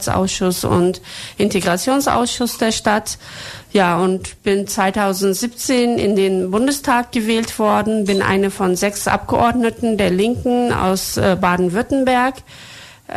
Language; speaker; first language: German; early bilingual, other home language; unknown